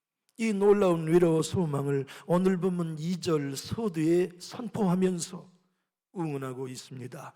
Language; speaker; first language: Korean; native; Korean